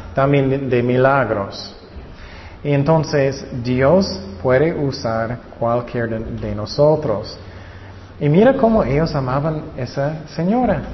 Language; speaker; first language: Spanish; non-native, fluent; English